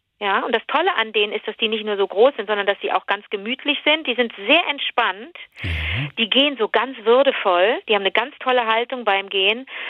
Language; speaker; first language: German; native; German